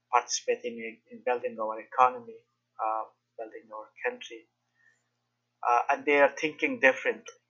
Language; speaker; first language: English; non-native, fluent; Persian